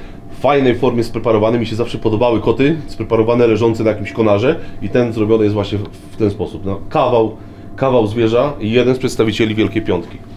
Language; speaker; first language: Polish; native; Polish